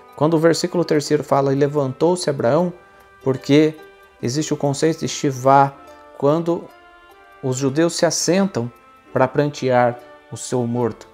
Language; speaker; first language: Portuguese; native; Portuguese